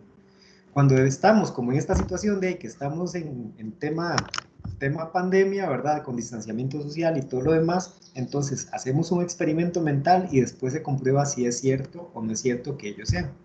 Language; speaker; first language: Spanish; native; Spanish